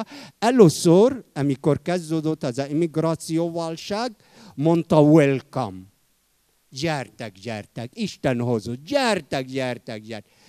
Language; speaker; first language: Hungarian; non-native, fluent; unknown